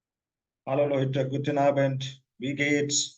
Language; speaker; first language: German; non-native, fluent; Hindi